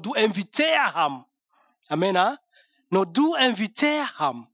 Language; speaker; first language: Danish; non-native, fluent; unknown